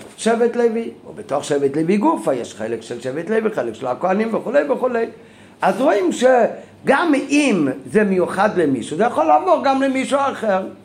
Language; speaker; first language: Hebrew; non-native, fluent; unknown